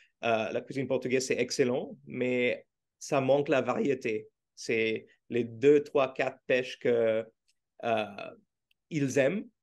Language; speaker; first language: French; non-native, fluent; Portuguese